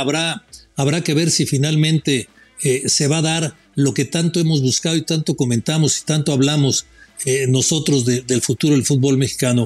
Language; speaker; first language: Spanish; native; Spanish